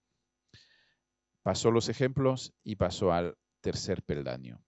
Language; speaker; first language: Spanish; non-native, fluent; French